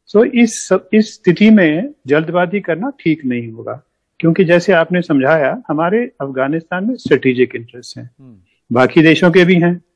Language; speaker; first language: Hindi; native; Hindi